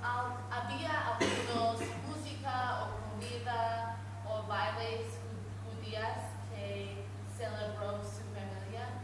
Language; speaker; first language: Spanish; non-native, learner; English